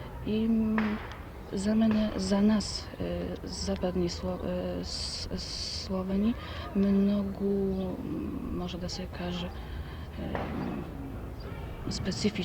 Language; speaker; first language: Macedonian; non-native, fluent; Polish